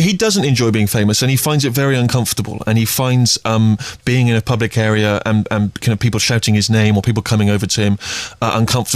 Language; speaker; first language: English; native; English